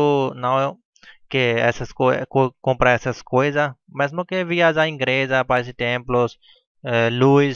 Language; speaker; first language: Portuguese; non-native, learner; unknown